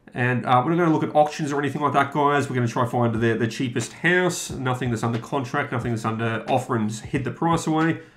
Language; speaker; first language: English; native; English